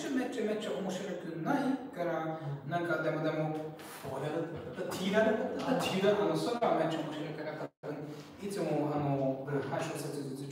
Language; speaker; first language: Japanese; non-native, learner; Hungarian